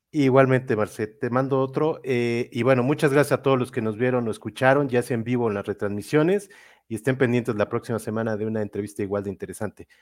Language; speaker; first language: Spanish; native; Spanish